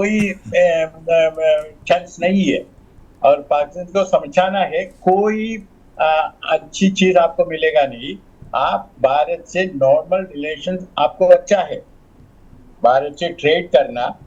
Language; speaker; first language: Hindi; non-native, local second language; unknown